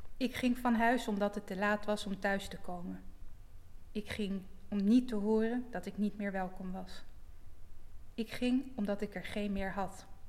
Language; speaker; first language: Dutch; native; Dutch